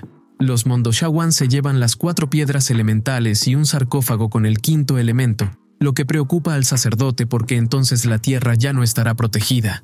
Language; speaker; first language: Spanish; native; Spanish